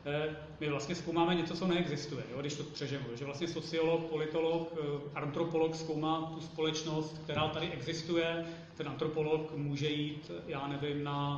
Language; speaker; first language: Czech; native; Czech